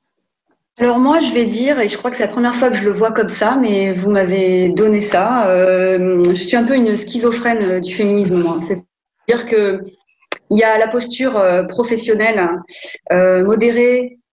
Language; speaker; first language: French; native; French